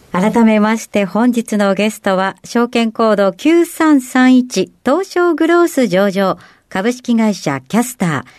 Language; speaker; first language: Japanese; native; Japanese